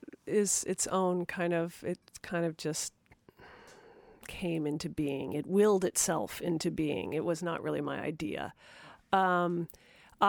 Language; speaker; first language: English; native; English